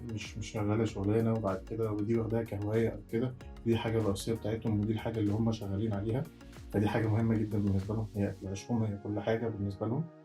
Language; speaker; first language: Arabic; native; Arabic